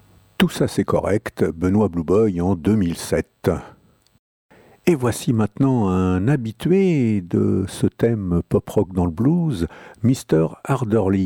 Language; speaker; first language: French; native; French